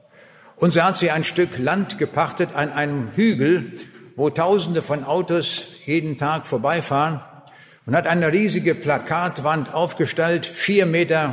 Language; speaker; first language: German; native; German